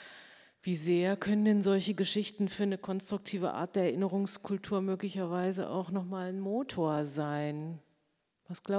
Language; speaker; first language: German; native; German